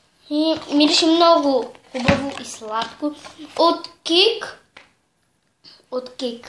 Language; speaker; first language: Bulgarian; early bilingual, heritage; Bulgarian